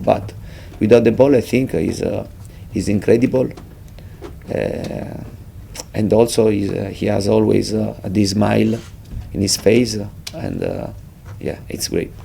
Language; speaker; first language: English; non-native, fluent; Italian